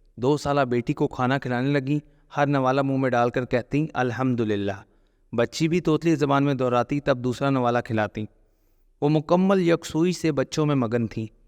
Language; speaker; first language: Urdu; native; Urdu